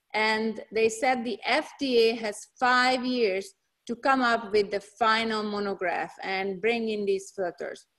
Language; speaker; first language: English; non-native, fluent; Hungarian